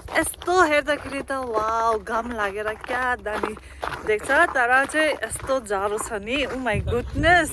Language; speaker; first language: Nepali; non-native, local second language; Tibetan